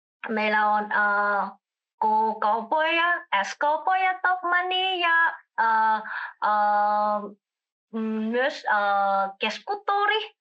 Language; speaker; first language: Finnish; non-native, learner; Vietnamese